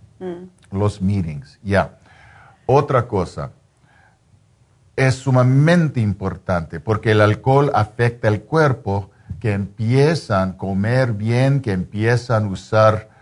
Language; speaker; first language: Spanish; non-native, fluent; English